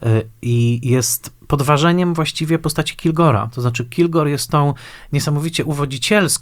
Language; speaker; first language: Polish; native; Polish